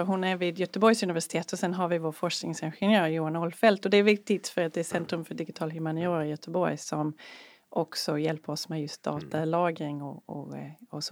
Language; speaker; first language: Swedish; non-native, fluent; English